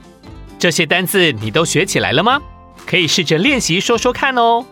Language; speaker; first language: Chinese; native; Chinese